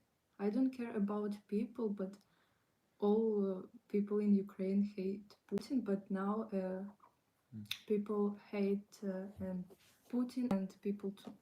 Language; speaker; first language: English; non-native, learner; Ukrainian